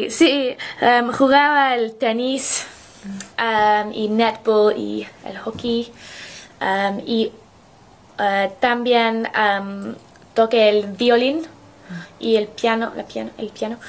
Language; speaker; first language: Spanish; non-native, learner; English